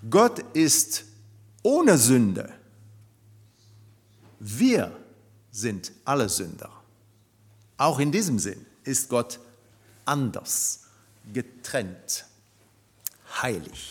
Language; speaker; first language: German; non-native, fluent; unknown